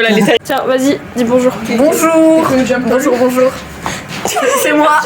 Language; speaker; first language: French; native; French